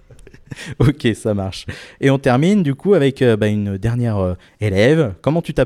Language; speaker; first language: French; native; French